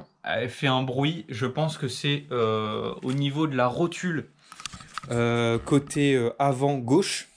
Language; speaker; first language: French; native; French